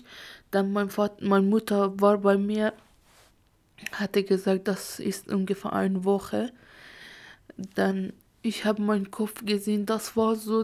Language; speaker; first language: German; non-native, learner; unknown